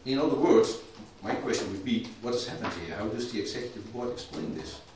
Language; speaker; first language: English; non-native, fluent; Dutch